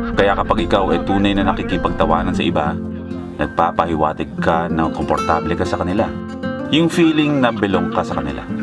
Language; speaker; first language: Filipino; native; Filipino